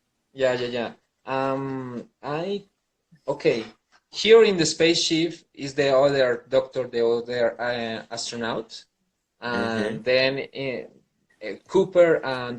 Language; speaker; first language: English; non-native, learner; Spanish